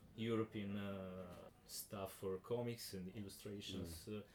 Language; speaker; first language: English; non-native, learner; Italian